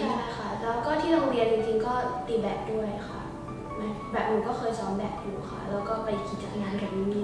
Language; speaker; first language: Thai; native; Thai